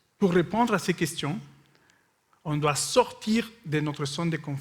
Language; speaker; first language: French; non-native, fluent; Spanish